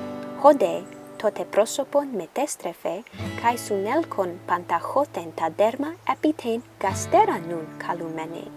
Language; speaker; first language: Greek; non-native, learner; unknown